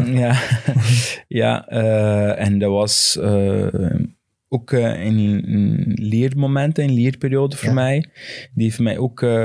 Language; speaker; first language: Dutch; non-native, fluent; Portuguese